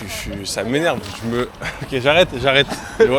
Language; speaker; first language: French; native; French